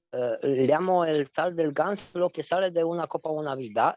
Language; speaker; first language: Spanish; non-native, fluent; Romanian